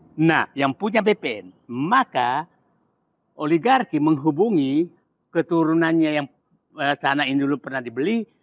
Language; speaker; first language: Indonesian; non-native, local second language; Buginese